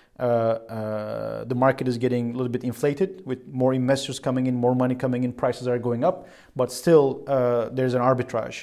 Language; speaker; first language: English; non-native, fluent; Turkish